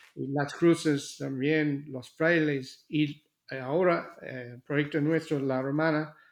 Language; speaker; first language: Spanish; non-native, learner; English